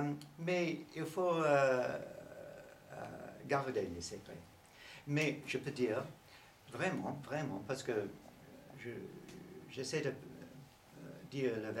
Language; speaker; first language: French; non-native, learner; English